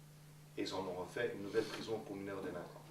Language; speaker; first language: French; native; French